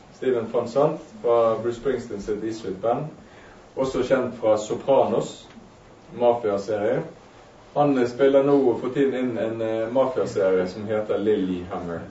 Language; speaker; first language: Norwegian; native; Norwegian